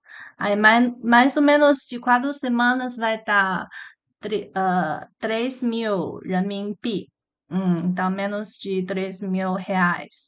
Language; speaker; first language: Portuguese; non-native, learner; Chinese